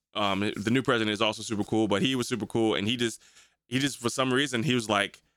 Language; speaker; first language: English; native; English